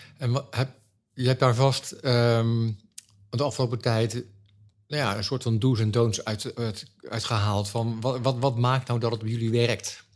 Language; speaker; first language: Dutch; native; Dutch